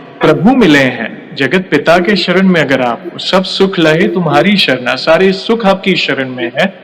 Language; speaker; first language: Hindi; native; Hindi